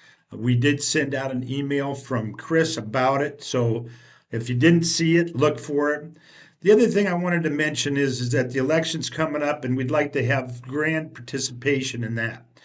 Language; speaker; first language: English; native; English